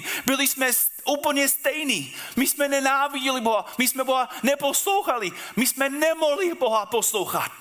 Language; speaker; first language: Czech; non-native, fluent; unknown